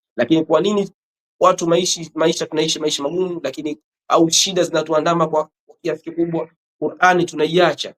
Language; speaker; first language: Swahili; native; Swahili